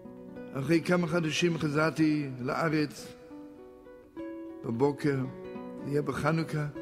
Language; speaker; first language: Hebrew; non-native, fluent; Yiddish